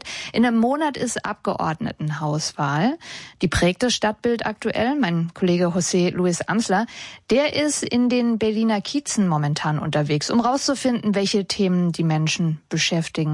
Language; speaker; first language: German; native; German